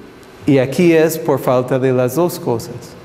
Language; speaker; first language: Spanish; non-native, fluent; English